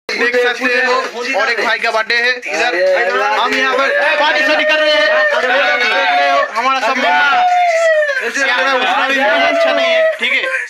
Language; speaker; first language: Hindi; non-native, local second language; Bangla